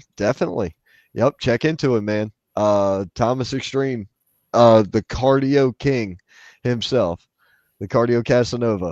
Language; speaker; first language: English; native; English